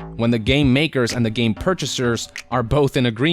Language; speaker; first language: English; native; English